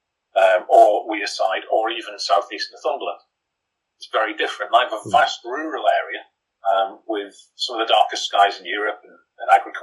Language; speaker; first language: English; native; English